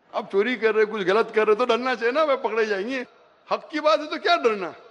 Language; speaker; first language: Hindi; non-native, local second language; Konkani